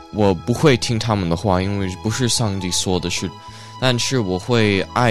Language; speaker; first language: Chinese; early bilingual, heritage; Chinese